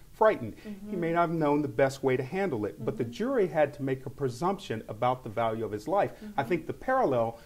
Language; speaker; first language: English; native; English